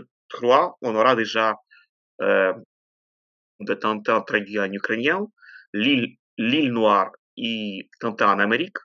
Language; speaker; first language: French; non-native, fluent; Ukrainian